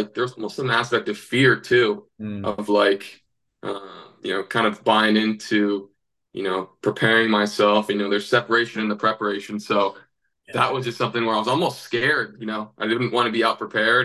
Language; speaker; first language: English; native; English